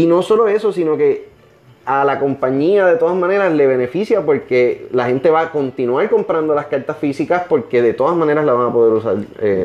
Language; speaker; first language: Spanish; native; Spanish